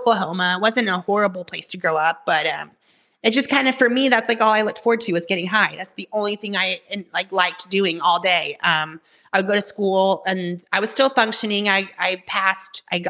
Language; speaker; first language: English; native; English